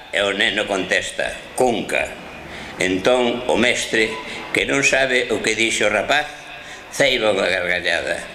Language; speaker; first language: Galician; native; Galician